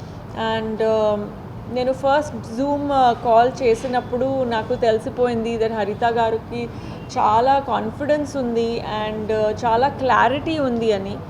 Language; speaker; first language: Telugu; non-native, fluent; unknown